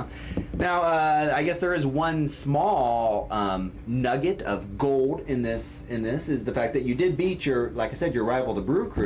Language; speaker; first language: English; native; English